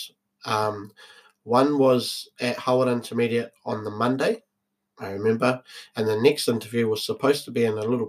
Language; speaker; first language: English; native; English